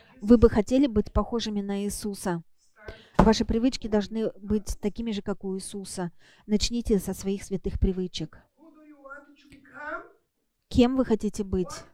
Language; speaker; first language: Russian; non-native, fluent; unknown